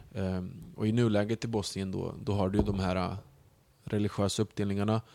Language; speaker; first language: Swedish; early bilingual, other home language; Bosnian